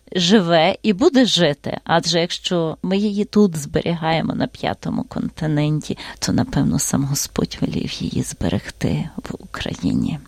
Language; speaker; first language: Ukrainian; native; Ukrainian